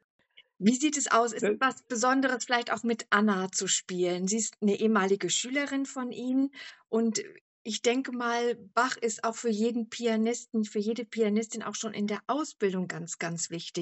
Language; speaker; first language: German; native; German